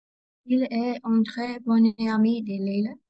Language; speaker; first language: French; non-native, learner; Spanish